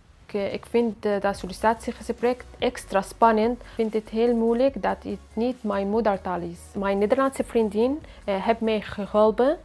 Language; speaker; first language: Dutch; non-native, learner; Arabic